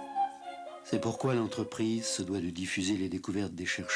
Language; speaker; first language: French; native; French